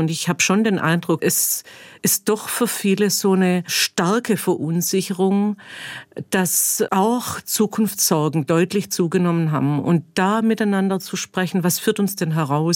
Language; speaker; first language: German; native; German